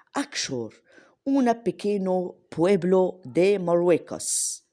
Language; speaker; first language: Spanish; non-native, learner; Arabic